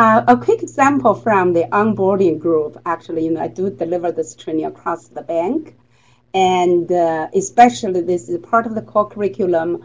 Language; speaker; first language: English; non-native, fluent; Chinese